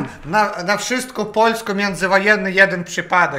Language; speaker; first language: Polish; non-native, learner; Russian